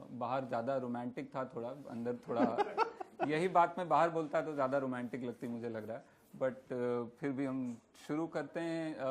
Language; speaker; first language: Hindi; non-native, local second language; Punjabi